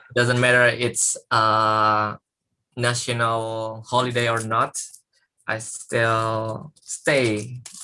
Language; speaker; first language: English; non-native, learner; Indonesian